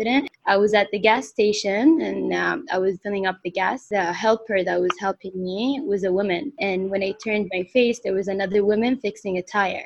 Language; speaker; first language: English; non-native, fluent; Arabic